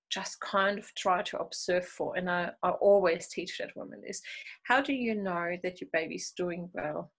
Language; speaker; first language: English; non-native, fluent; German